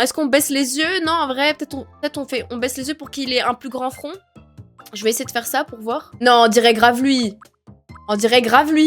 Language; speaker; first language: French; native; French